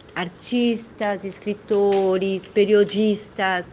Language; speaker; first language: Portuguese; early bilingual, heritage; Spanish